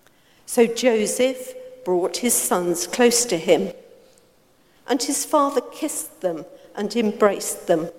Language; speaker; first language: English; native; English